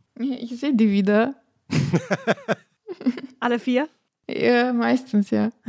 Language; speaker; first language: German; non-native, fluent; Slovenian